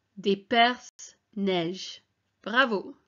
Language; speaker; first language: French; non-native, fluent; English